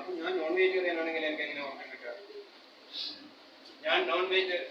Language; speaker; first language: Malayalam; native; Malayalam